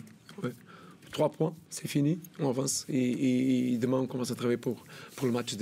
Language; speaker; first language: French; non-native, learner; Portuguese